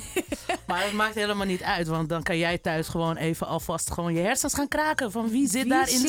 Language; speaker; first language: Dutch; native; Dutch